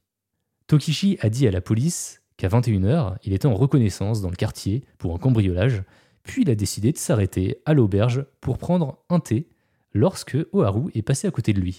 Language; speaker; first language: French; native; French